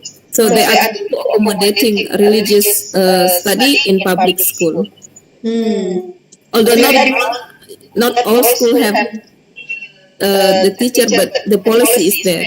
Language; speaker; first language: English; non-native, fluent; Indonesian